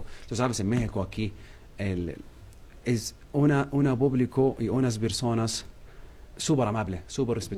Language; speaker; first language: Spanish; non-native, learner; Arabic